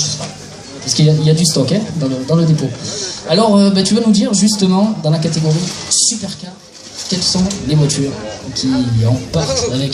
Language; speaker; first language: French; native; French